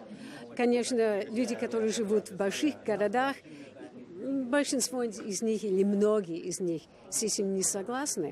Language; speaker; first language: Russian; non-native, fluent; English